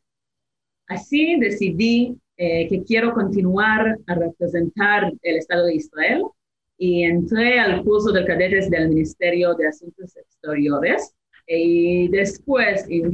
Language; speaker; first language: Spanish; non-native, fluent; Hebrew